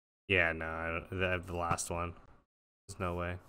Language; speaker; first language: English; native; English